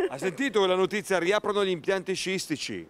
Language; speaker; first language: Italian; native; Italian